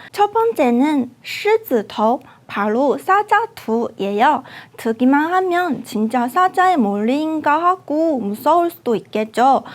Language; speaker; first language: Korean; non-native, fluent; Chinese